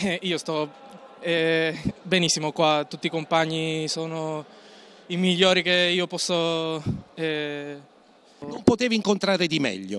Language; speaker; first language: Italian; non-native, learner; Spanish